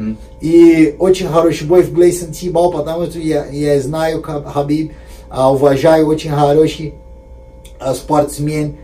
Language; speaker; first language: Russian; non-native, fluent; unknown